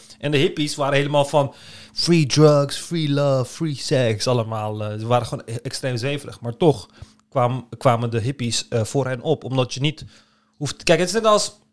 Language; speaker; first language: Dutch; early bilingual, other home language; Turkish